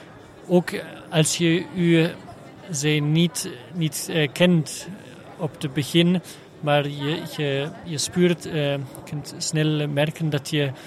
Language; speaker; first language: Dutch; non-native, learner; German